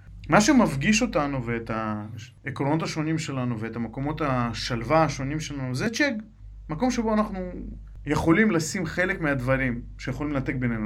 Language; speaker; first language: Hebrew; non-native, fluent; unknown